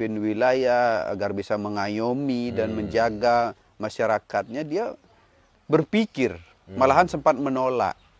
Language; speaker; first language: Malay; non-native, local second language; Balinese